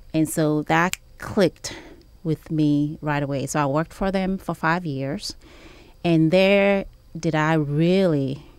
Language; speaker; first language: English; early bilingual, other home language; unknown